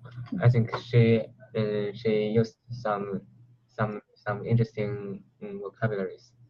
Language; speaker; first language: English; non-native, learner; Chinese